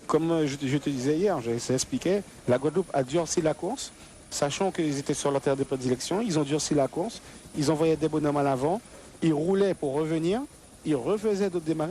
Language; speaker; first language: French; native; French